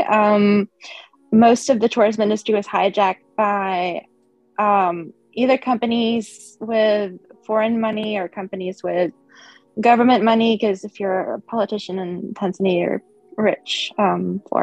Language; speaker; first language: English; non-native, local second language; Swedish